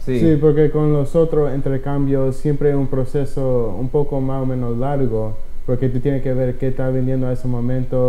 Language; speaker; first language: Spanish; early bilingual, heritage; Spanish